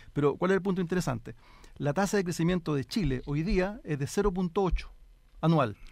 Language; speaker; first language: Spanish; native; Spanish